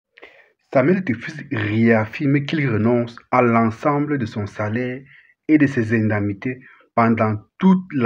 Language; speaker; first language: French; native; French